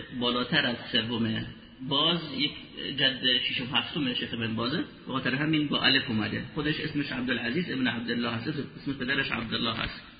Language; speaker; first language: Persian; native; Persian